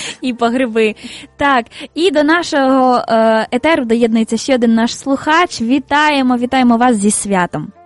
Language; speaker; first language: Ukrainian; native; Ukrainian